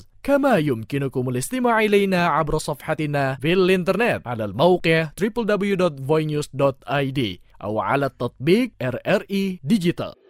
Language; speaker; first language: Arabic; non-native, fluent; Indonesian